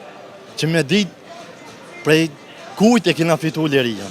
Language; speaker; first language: Albanian; native; Albanian